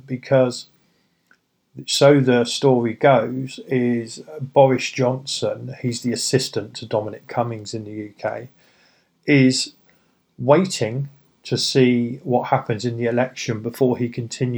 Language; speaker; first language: English; native; English